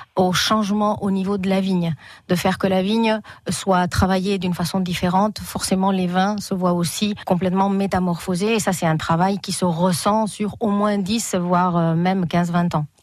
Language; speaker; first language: French; non-native, fluent; Spanish